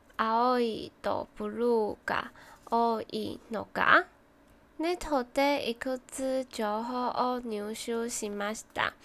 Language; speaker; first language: Japanese; non-native, learner; Chinese